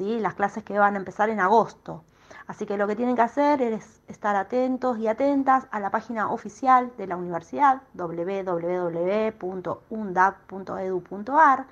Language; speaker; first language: Spanish; native; Spanish